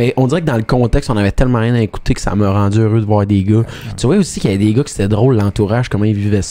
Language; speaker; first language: French; native; French